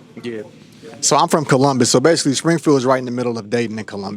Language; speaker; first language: English; native; English